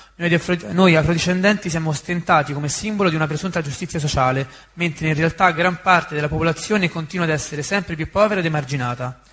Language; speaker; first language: Italian; non-native, fluent; Spanish